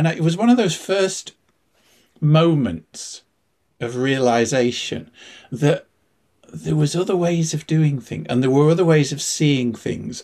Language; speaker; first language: English; native; English